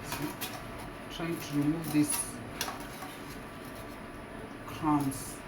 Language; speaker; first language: English; non-native, local second language; Swahili